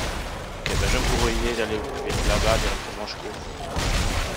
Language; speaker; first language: French; native; French